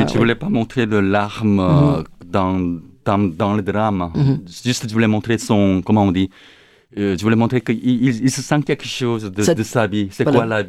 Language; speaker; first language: French; non-native, learner; Korean